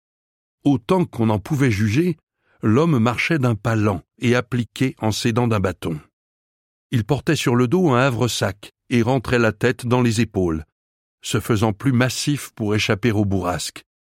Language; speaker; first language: French; native; French